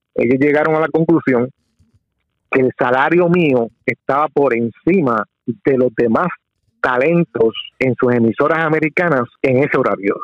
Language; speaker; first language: Spanish; native; Spanish